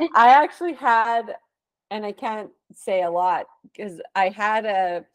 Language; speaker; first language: English; native; English